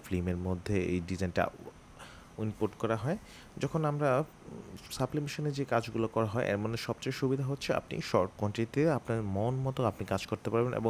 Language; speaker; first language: Bangla; native; Bangla